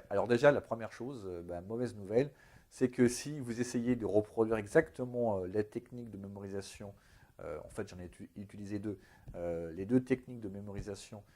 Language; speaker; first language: French; native; French